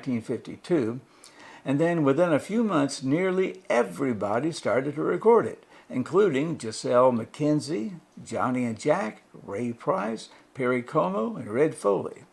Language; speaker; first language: English; native; English